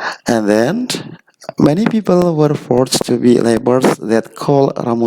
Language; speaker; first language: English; non-native, learner; Indonesian